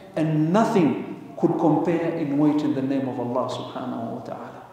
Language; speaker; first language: English; non-native, local second language; Swahili